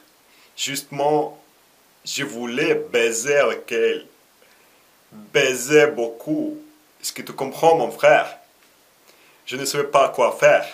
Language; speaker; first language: French; non-native, learner; Russian